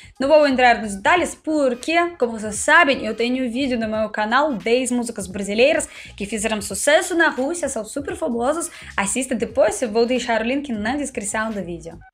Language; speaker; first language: Portuguese; non-native, fluent; Russian